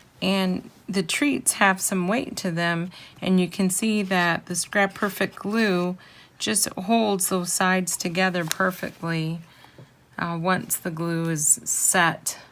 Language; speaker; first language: English; native; English